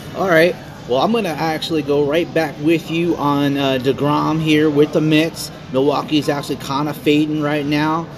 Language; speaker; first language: English; early bilingual, other home language; Italian